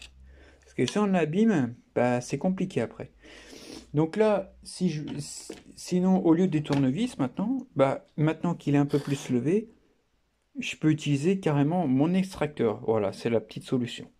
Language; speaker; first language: French; native; French